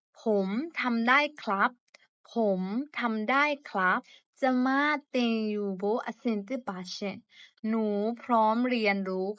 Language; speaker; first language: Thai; non-native, fluent; Burmese